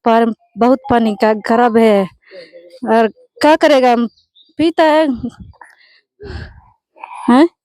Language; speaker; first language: Hindi; non-native, local second language; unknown